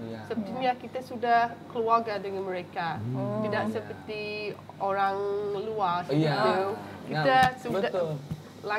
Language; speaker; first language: Indonesian; non-native, fluent; English